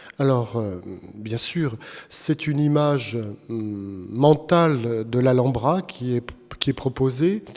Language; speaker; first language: French; native; French